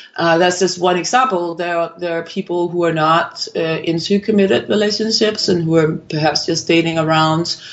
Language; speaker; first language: English; non-native, fluent; Danish